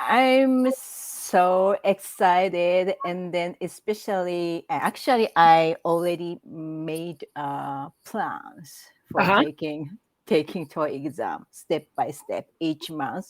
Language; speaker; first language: English; non-native, learner; Japanese